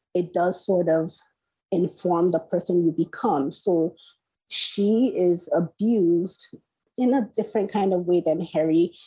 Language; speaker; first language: English; non-native, local second language; Igbo